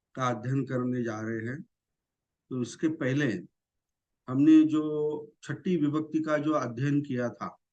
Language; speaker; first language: Hindi; non-native, local second language; Marathi